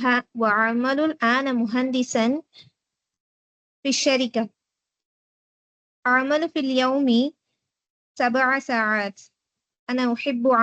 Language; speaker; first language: Arabic; non-native, learner; Tamil